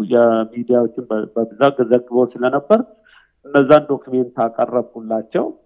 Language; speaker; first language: Amharic; non-native, local second language; Oromo